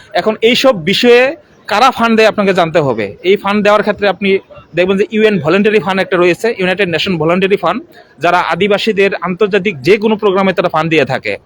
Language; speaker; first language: Bangla; non-native, local second language; Chakma